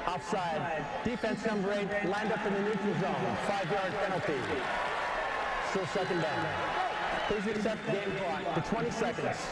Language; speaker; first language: English; native; English